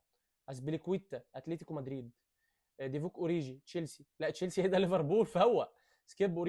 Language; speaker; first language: Arabic; native; Arabic